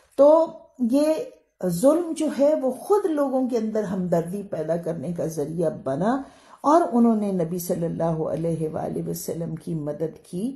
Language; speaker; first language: Urdu; non-native, local second language; Punjabi